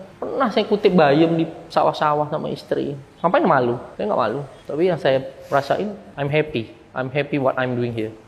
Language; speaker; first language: Indonesian; early bilingual, heritage; Indonesian